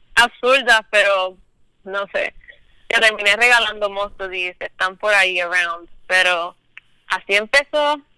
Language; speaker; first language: Spanish; native; Spanish